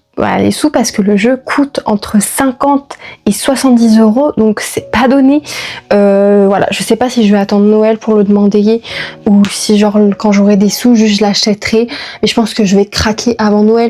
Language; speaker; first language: French; native; French